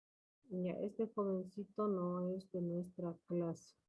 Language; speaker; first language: Spanish; native; Spanish